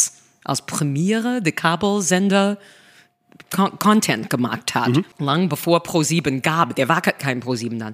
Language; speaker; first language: German; non-native, fluent; English